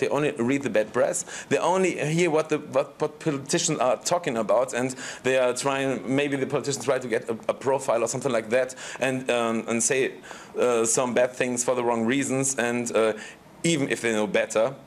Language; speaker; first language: English; non-native, fluent; German